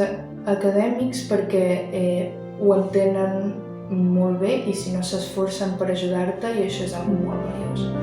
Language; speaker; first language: Catalan; non-native, local second language; Spanish